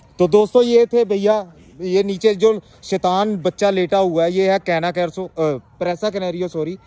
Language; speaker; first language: Hindi; native; Hindi